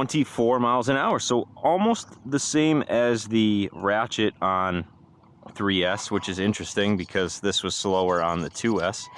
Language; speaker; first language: English; native; English